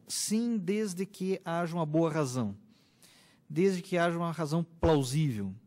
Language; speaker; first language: Portuguese; native; Portuguese